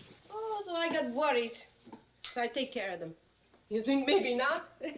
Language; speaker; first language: English; non-native, learner; Italian